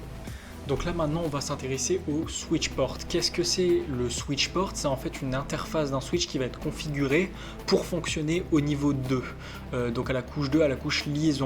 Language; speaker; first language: French; native; French